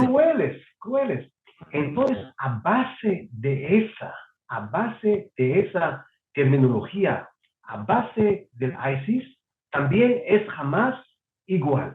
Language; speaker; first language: Spanish; non-native, fluent; Hebrew